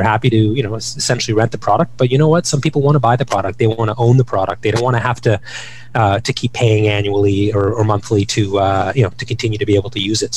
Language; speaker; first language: English; native; English